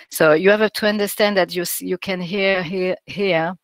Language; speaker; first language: English; non-native, fluent; French